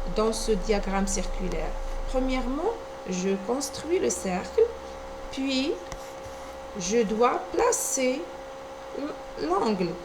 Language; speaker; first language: French; non-native, local second language; Arabic